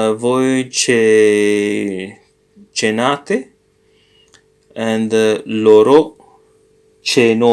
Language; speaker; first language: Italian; non-native, learner; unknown